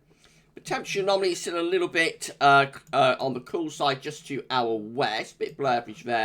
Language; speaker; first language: English; native; English